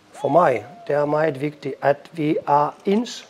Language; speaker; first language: Danish; non-native, fluent; Polish